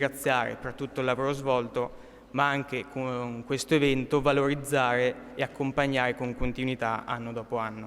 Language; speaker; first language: Italian; native; Italian